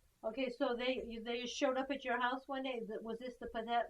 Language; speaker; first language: English; native; English